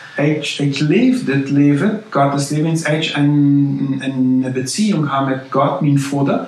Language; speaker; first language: German; non-native, local second language; Plautdietsch